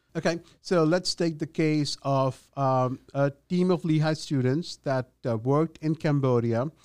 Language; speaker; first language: English; non-native, local second language; Gujarati